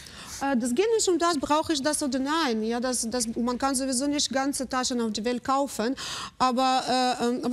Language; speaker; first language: German; non-native, fluent; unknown